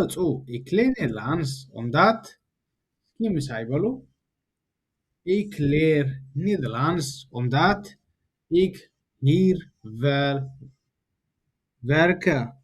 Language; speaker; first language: Dutch; non-native, learner; Tigrinya